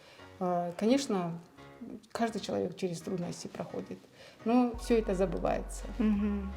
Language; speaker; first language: Russian; non-native, local second language; Kyrgyz